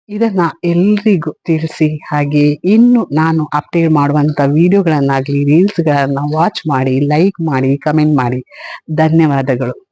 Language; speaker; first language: Kannada; native; Kannada